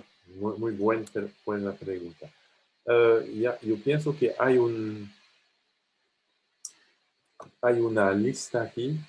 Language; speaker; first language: Spanish; non-native, fluent; French